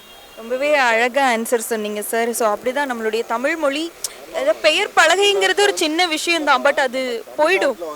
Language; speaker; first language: Tamil; native; Tamil